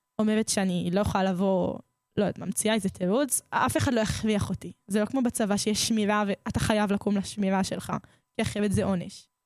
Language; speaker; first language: Hebrew; native; Hebrew